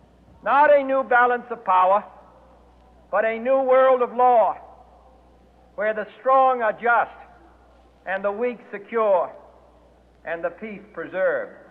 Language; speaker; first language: English; native; English